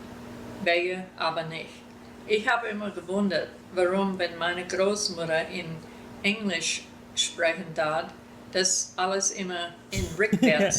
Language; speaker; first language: German; early bilingual, heritage; German